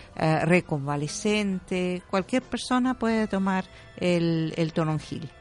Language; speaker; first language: Spanish; non-native, fluent; German